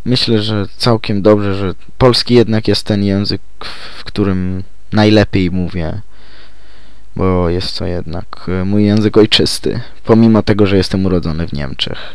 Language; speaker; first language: Polish; early bilingual, heritage; Polish